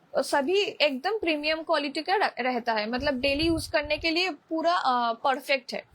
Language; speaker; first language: Hindi; non-native, local second language; Bangla